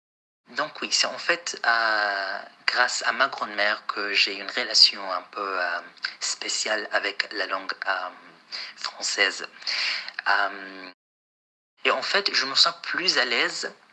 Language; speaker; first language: French; non-native, fluent; Arabic